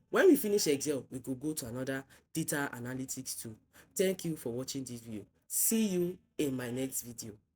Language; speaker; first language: Nigerian Pidgin; non-native, local second language; Yoruba